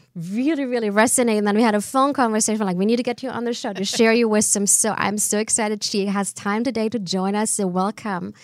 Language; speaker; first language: English; non-native, fluent; German